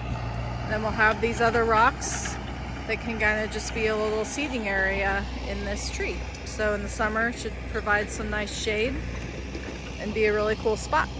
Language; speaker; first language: English; native; English